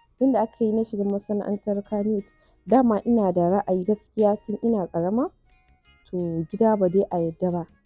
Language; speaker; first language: Hausa; native; Hausa